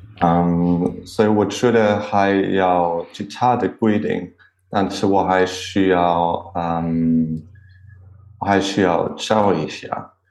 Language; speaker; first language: Chinese; non-native, learner; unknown